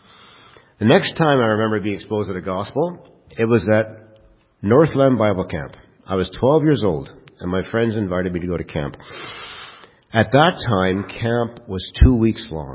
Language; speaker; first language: English; native; English